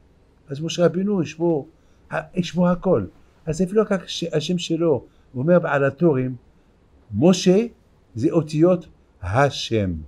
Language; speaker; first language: Hebrew; non-native, fluent; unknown